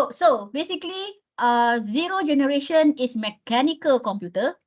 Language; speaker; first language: English; non-native, local second language; Malay